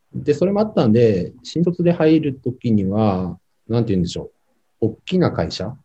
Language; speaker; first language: Japanese; native; Japanese